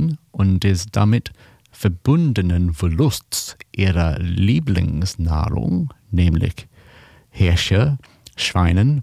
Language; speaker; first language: German; non-native, learner; English